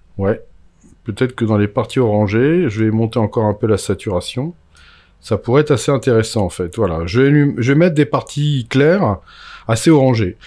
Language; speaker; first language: French; native; French